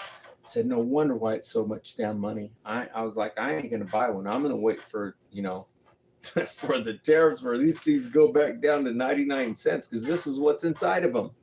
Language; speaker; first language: English; native; English